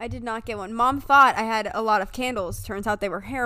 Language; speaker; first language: English; native; English